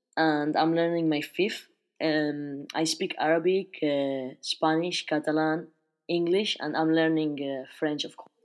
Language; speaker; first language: English; non-native, fluent; Spanish